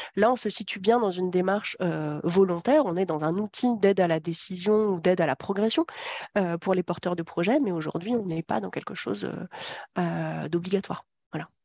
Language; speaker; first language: French; native; French